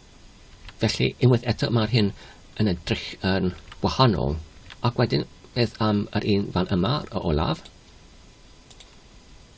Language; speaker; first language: Welsh; non-native, learner; English